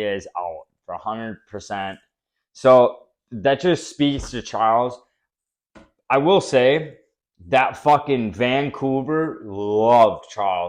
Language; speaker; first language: English; native; English